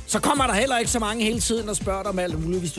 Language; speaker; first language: Danish; native; Danish